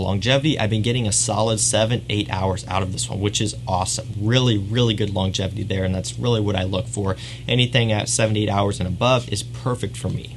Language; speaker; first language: English; native; English